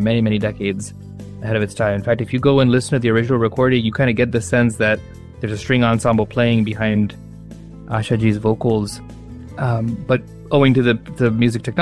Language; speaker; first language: English; non-native, local second language; Marathi